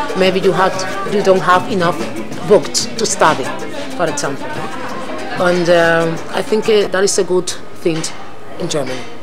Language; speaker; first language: English; non-native, learner; Spanish